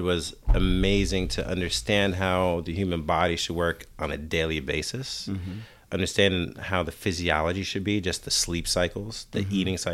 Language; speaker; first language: English; native; English